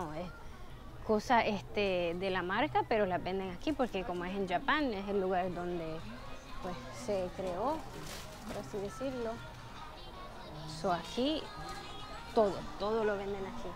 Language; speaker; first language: Spanish; early bilingual, heritage; Spanish